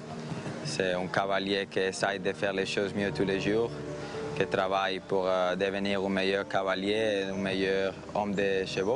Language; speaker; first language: French; non-native, fluent; Spanish